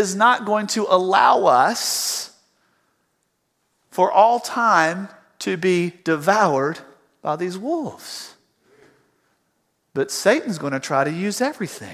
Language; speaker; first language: English; native; English